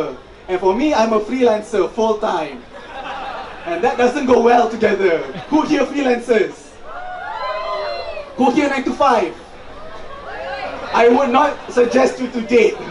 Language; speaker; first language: English; non-native, local second language; Malay